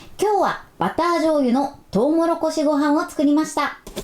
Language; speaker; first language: Japanese; native; Japanese